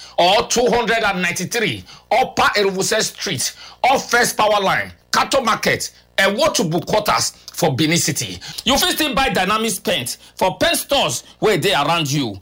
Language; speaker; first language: Nigerian Pidgin; native; Nigerian Pidgin